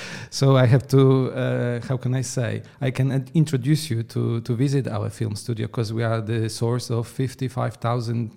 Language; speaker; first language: English; non-native, fluent; Polish